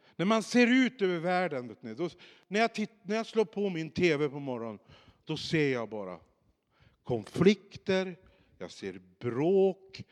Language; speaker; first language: Swedish; native; Swedish